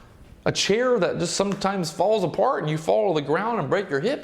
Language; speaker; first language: English; native; English